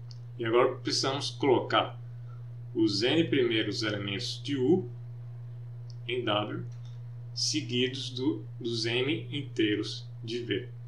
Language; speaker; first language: Portuguese; native; Portuguese